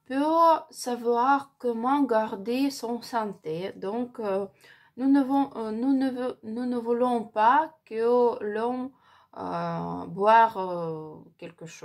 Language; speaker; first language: French; non-native, learner; Ukrainian